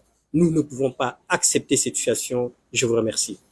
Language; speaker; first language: French; non-native, local second language; Wolof